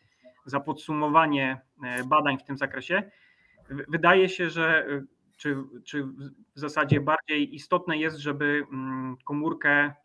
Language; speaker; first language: Polish; native; Polish